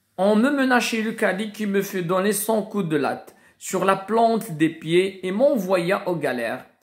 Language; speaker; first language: French; non-native, local second language; Arabic